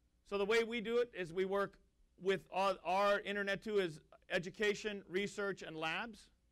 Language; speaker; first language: English; native; English